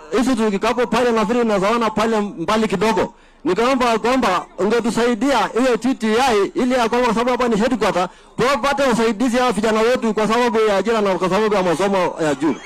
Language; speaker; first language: Swahili; non-native, local second language; Masai